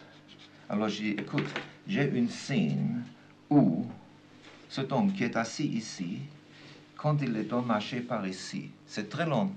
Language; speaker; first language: French; non-native, fluent; German